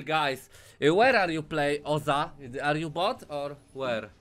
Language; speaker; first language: English; non-native, learner; Polish